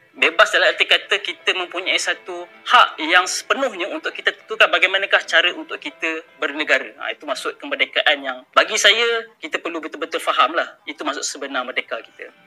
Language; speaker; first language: Malay; native; Malay